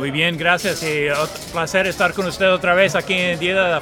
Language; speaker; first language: Spanish; non-native, fluent; English